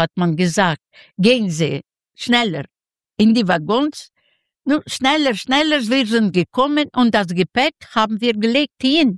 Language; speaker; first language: German; non-native, learner; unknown